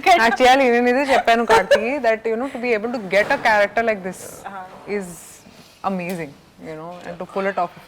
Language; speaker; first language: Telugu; non-native, fluent; Hindi